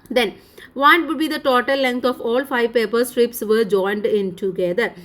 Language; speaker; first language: English; non-native, local second language; Malayalam